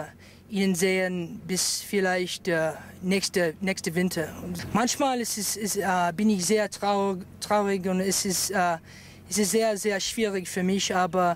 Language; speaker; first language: German; non-native, learner; English